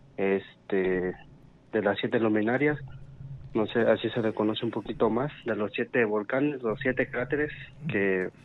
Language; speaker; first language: Spanish; native; Spanish